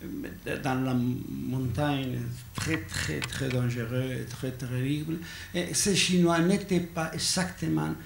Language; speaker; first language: French; non-native, learner; Basque